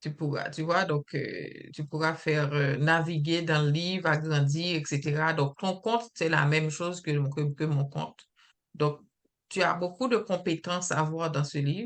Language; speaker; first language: French; native; French